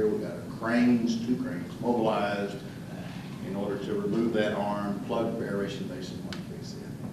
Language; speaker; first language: English; native; English